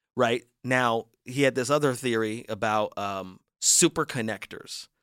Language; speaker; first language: English; native; English